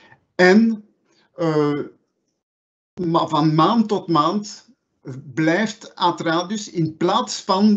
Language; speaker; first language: Dutch; non-native, local second language; French